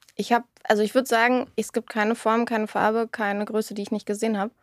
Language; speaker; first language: German; native; German